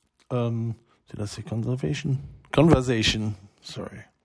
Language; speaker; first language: English; non-native, fluent; German